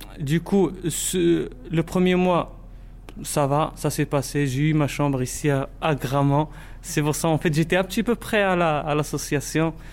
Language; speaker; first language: French; non-native, local second language; Arabic